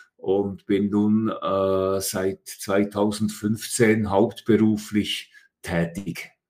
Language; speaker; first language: German; native; German